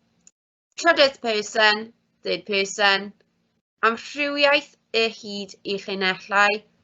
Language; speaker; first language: Welsh; non-native, fluent; English